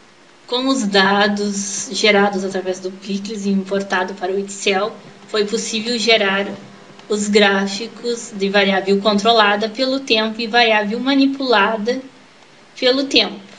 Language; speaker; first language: Portuguese; native; Portuguese